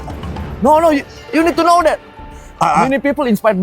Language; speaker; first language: English; non-native, learner; Indonesian